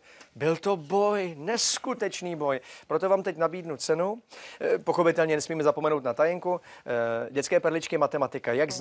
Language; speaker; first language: Czech; native; Czech